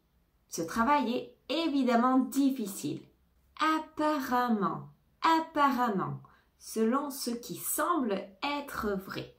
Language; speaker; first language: French; native; French